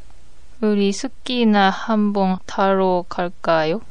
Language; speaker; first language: Korean; non-native, learner; Japanese